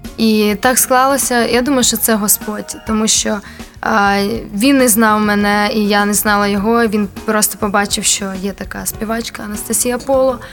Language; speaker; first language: Ukrainian; non-native, local second language; Russian